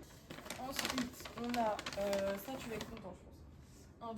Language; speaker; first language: French; native; French